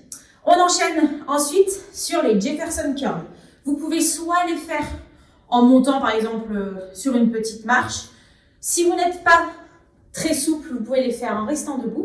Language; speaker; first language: French; native; French